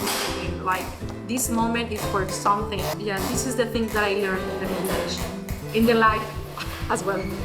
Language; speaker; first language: English; non-native, fluent; Spanish